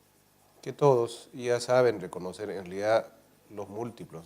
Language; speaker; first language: Spanish; native; Spanish